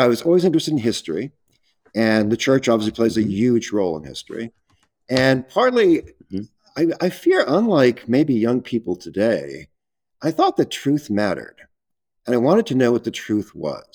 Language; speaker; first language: English; native; English